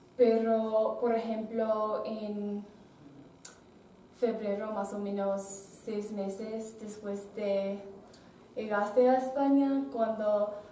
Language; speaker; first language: Spanish; non-native, learner; English